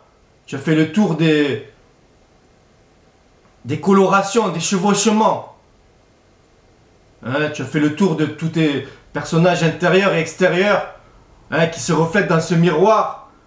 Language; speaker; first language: French; native; French